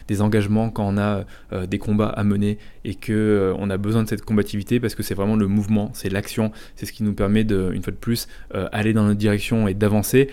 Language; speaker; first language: French; native; French